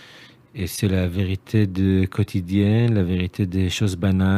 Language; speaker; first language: French; non-native, learner; Hebrew